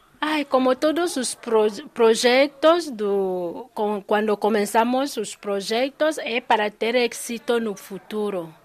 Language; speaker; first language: Portuguese; non-native, fluent; Spanish